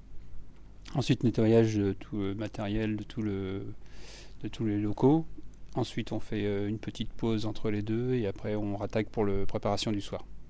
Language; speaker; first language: French; native; French